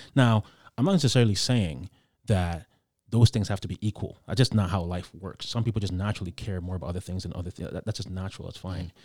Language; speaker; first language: English; non-native, local second language; Akan